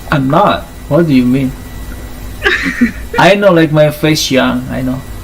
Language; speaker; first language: English; non-native, local second language; Indonesian